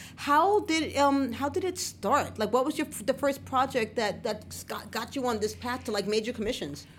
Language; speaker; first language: English; native; English